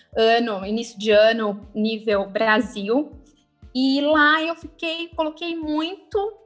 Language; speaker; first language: Portuguese; native; Portuguese